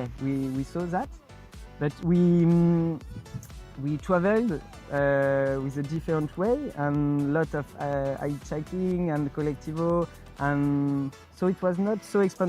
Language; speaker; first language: English; non-native, fluent; French